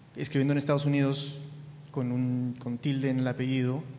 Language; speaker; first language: Spanish; early bilingual, heritage; Spanish